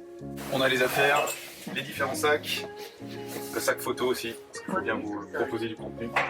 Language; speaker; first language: French; native; French